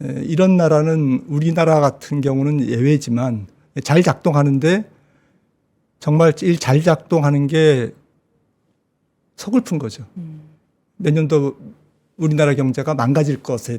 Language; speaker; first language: Korean; native; Korean